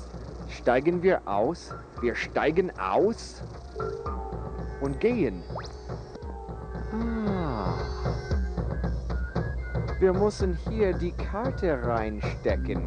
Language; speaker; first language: German; non-native, fluent; English